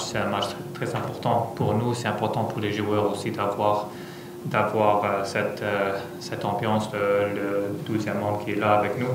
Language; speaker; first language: French; non-native, fluent; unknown